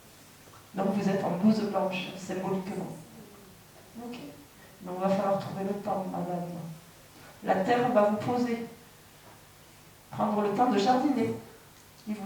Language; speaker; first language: French; native; French